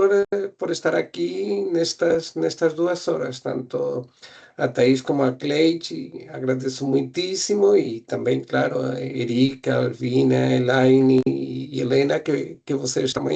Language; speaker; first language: Portuguese; non-native, fluent; Spanish